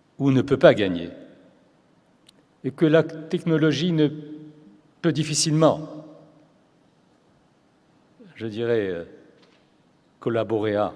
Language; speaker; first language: French; non-native, local second language; Arabic